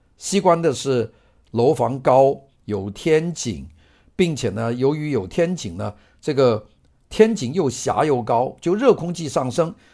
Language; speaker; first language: Chinese; non-native, local second language; Cantonese